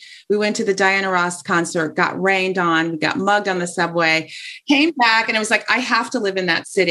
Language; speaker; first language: English; native; English